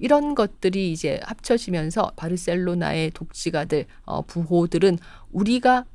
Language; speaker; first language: Korean; native; Korean